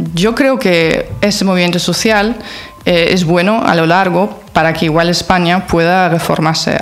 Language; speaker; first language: Spanish; non-native, fluent; German